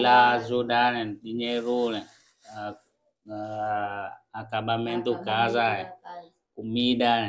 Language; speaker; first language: Portuguese; non-native, learner; Vietnamese